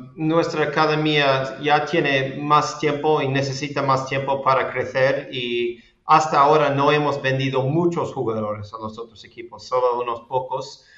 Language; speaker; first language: Spanish; non-native, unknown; English